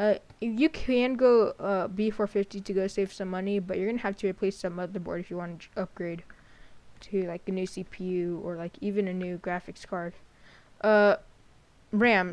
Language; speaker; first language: English; native; English